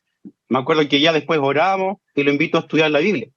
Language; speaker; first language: Spanish; native; Spanish